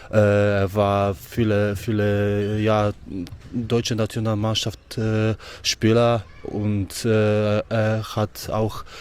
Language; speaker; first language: German; non-native, learner; Polish